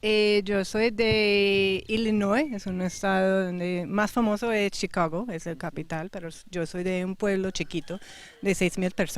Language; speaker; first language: Spanish; non-native, fluent; English